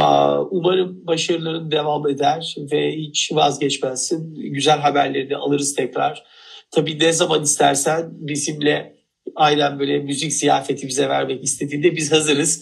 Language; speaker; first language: Turkish; native; Turkish